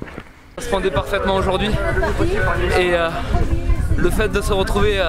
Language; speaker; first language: French; native; French